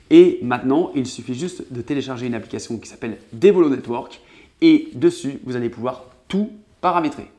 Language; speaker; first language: French; native; French